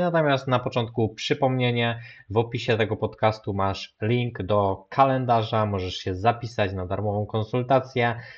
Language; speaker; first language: Polish; native; Polish